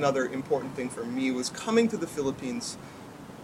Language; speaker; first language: English; native; English